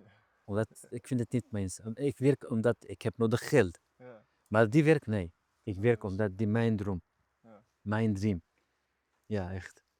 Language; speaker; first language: Dutch; non-native, learner; Arabic